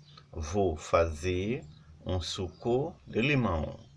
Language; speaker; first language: Portuguese; non-native, learner; Haitian Creole